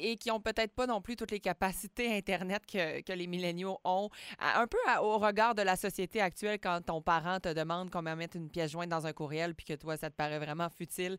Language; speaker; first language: French; native; French